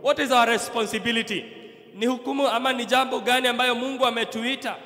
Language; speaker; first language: English; non-native, local second language; Swahili